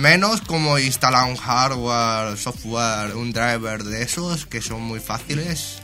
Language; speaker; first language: Spanish; non-native, fluent; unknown